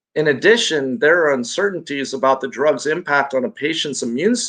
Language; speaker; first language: English; non-native, local second language; Filipino